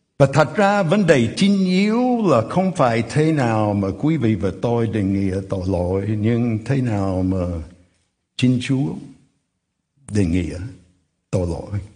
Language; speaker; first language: Vietnamese; non-native, fluent; English